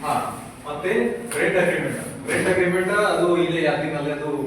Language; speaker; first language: Kannada; non-native, local second language; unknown